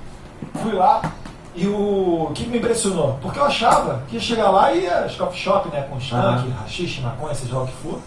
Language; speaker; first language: Portuguese; native; Portuguese